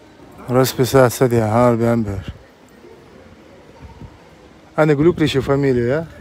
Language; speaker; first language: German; non-native, fluent; Ingush